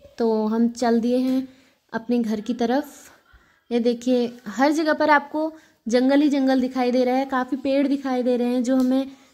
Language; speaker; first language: Hindi; native; Hindi